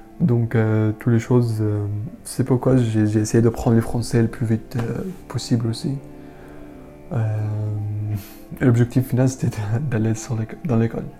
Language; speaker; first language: French; non-native, learner; Arabic